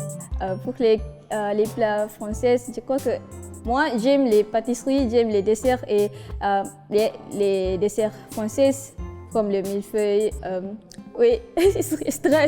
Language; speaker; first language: French; non-native, learner; Malay